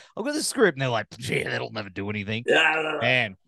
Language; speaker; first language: English; native; English